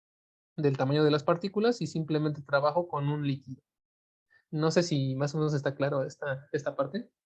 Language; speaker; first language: Spanish; native; Spanish